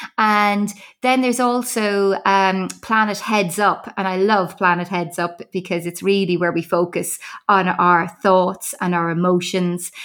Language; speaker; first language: English; native; English